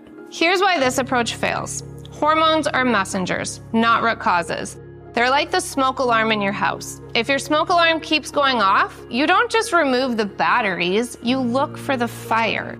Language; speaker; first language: English; native; English